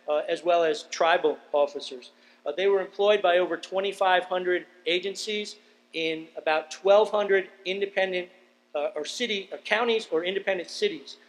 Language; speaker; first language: English; native; English